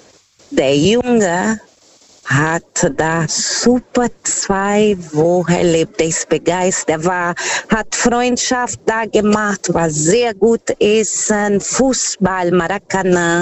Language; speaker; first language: German; non-native, learner; Portuguese